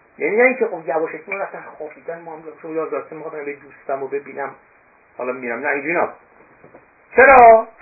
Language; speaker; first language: Persian; non-native, local second language; Azerbaijani